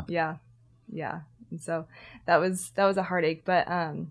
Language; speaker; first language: English; native; English